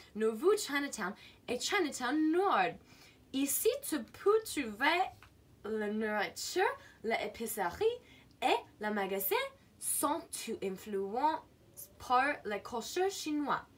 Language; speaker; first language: French; non-native, learner; English